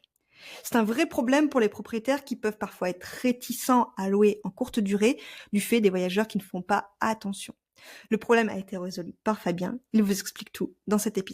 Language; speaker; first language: French; native; French